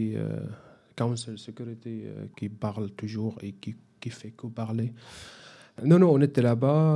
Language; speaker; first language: French; non-native, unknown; Arabic